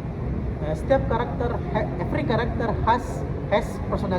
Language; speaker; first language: English; non-native, learner; Indonesian